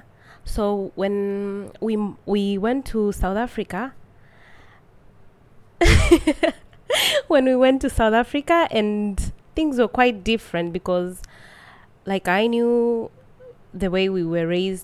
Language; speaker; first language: English; non-native, local second language; Swahili